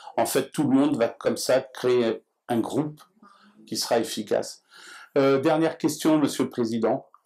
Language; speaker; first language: French; native; French